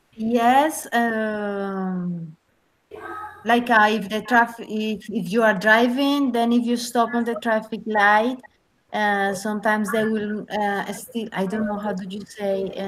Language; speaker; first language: English; non-native, learner; Spanish